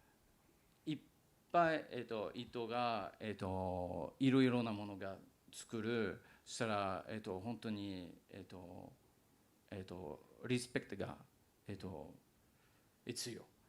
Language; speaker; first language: Japanese; non-native, learner; English